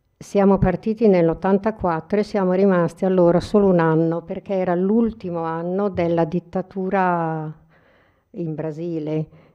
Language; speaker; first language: Italian; native; Italian